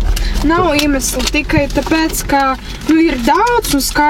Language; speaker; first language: Latvian; non-native, local second language; Russian